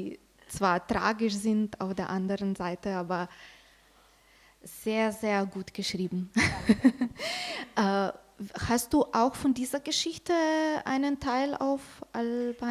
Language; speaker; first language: German; non-native, fluent; Slovenian